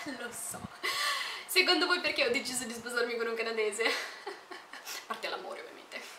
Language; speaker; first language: Italian; early bilingual, other home language; Romanian